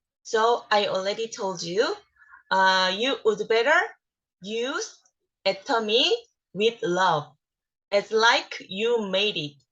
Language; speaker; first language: English; non-native, learner; Korean